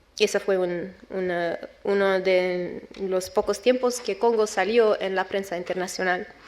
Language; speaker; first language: Spanish; non-native, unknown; Romanian